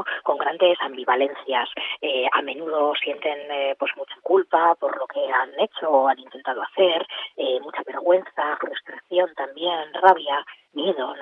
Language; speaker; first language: Spanish; native; Spanish